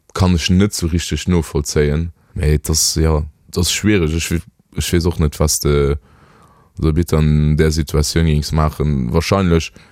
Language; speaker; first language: Luxembourgish; native; Luxembourgish